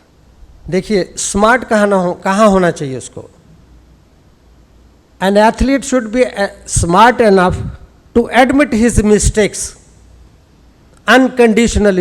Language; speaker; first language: Hindi; native; Hindi